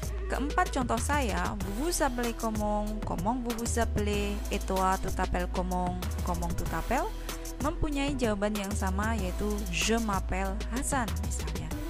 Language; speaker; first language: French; non-native, learner; Indonesian